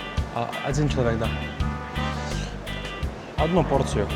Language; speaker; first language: Russian; non-native, learner; Lithuanian